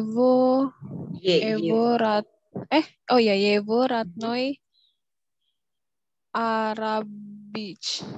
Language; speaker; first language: Russian; non-native, learner; Indonesian